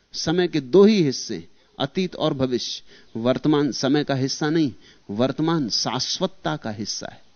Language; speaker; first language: Hindi; native; Hindi